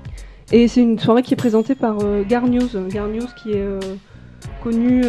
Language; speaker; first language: French; native; French